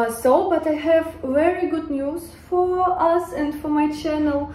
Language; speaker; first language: English; non-native, learner; Russian